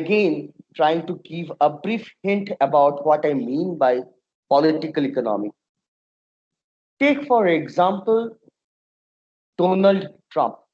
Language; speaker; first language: English; non-native, local second language; Bangla